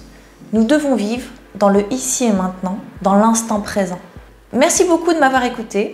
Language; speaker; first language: French; native; French